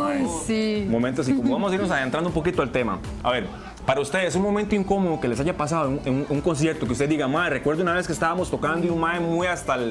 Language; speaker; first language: Spanish; native; Spanish